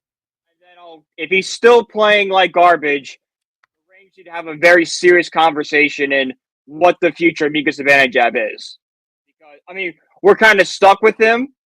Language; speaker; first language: English; native; English